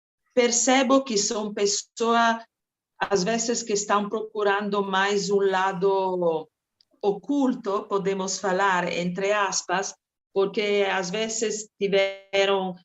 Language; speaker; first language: Portuguese; non-native, fluent; Italian